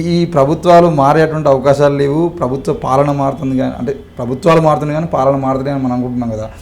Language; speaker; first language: Telugu; native; Telugu